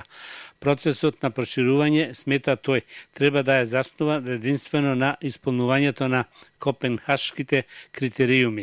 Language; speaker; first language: Macedonian; native; Macedonian